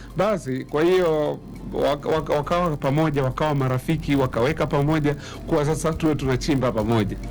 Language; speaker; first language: Swahili; native; Swahili